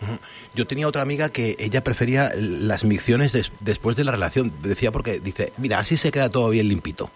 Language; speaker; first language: Spanish; native; Spanish